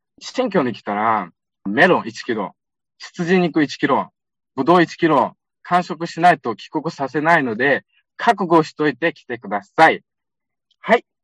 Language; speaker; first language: Japanese; non-native, fluent; Uyghur